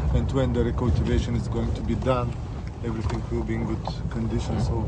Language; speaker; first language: English; non-native, fluent; Bulgarian